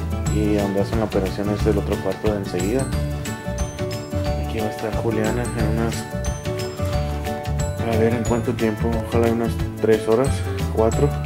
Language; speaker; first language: Spanish; native; Spanish